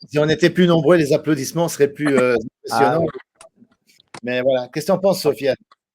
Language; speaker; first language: French; native; French